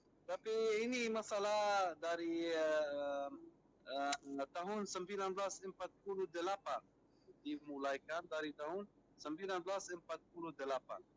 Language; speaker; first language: Indonesian; non-native, fluent; Arabic